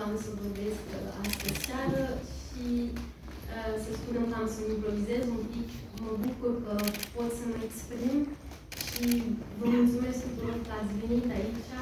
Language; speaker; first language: Romanian; early bilingual, heritage; French